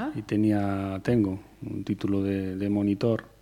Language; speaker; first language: Spanish; native; Spanish